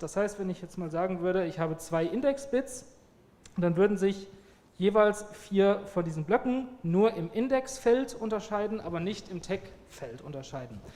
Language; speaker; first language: German; native; German